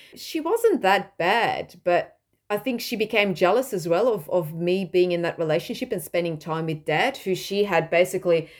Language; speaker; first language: English; non-native, fluent; Dutch